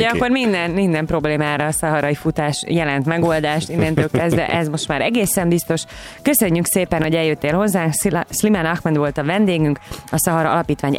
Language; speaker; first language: Hungarian; native; Hungarian